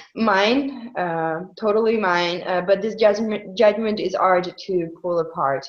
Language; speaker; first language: English; non-native, fluent; Italian